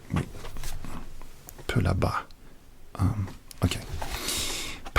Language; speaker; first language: French; non-native, learner; English